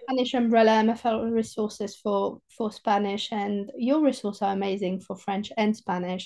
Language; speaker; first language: English; non-native, fluent; French